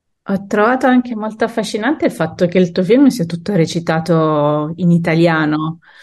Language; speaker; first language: Italian; native; Italian